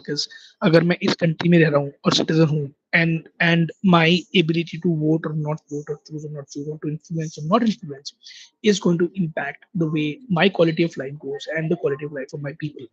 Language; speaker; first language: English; non-native, local second language; Hindi